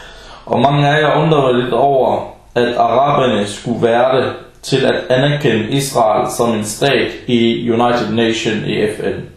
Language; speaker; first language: Danish; early bilingual, other home language; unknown